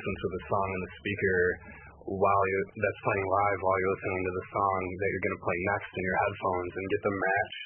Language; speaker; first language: English; native; English